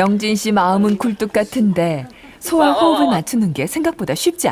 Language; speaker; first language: Korean; native; Korean